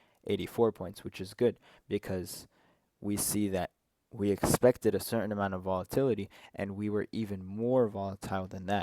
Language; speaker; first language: English; native; English